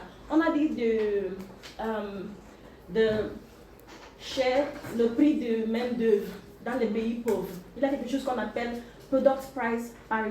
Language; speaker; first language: French; non-native, learner; English